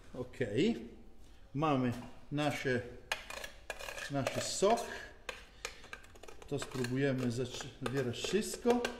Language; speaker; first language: Polish; non-native, learner; Italian